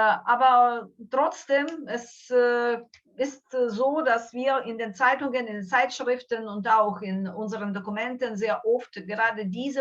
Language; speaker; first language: German; non-native, fluent; Ukrainian